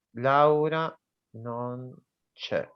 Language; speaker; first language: Italian; non-native, fluent; Spanish